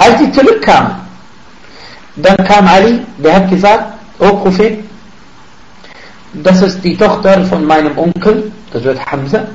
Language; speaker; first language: German; non-native, fluent; Arabic